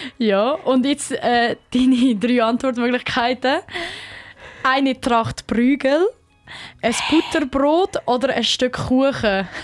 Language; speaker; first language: German; native; German